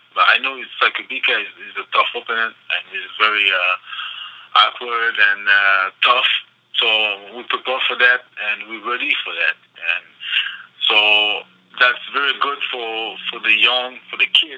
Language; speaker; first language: English; non-native, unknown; French